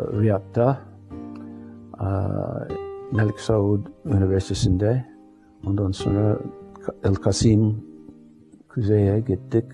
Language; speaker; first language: Turkish; non-native, fluent; English